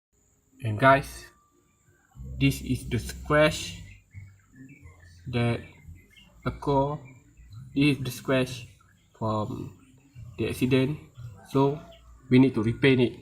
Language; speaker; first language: English; non-native, local second language; Malay